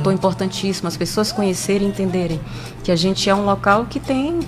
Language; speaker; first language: Portuguese; native; Portuguese